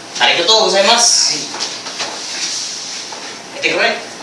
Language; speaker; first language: Japanese; non-native, learner; Filipino